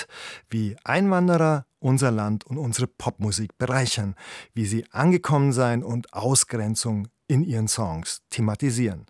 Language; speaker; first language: German; native; German